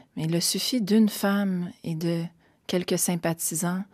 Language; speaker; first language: French; native; French